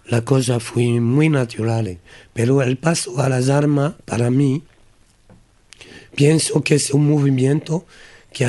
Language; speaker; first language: Spanish; non-native, learner; French